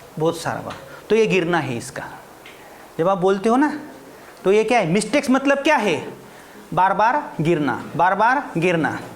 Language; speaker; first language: Hindi; non-native, local second language; Marathi